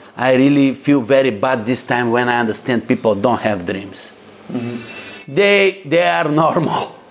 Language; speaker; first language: English; non-native, learner; Bulgarian